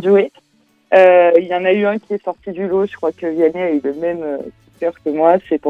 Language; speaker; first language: French; native; French